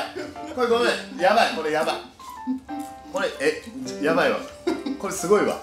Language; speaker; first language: Japanese; native; Japanese